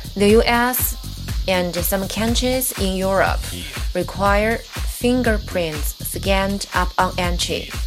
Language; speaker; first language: English; non-native, fluent; Chinese